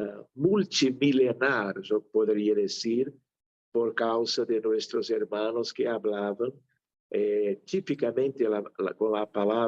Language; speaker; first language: Spanish; non-native, fluent; Portuguese